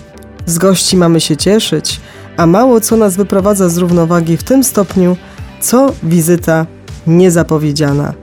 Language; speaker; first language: Polish; native; Polish